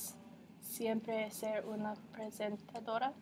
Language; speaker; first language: Spanish; non-native, learner; English